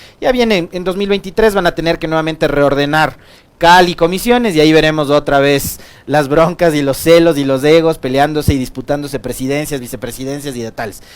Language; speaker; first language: Spanish; native; Spanish